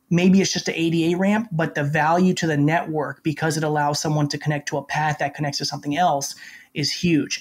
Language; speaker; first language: English; native; English